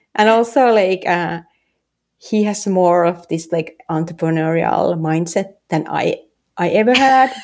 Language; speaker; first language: English; non-native, fluent; Finnish